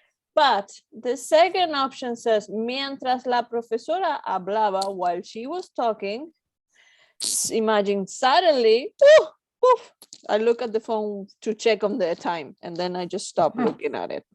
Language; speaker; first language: English; non-native, fluent; Spanish